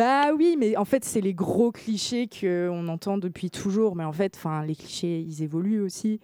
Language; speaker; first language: French; native; French